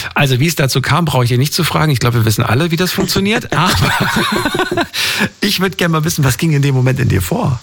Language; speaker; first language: German; native; German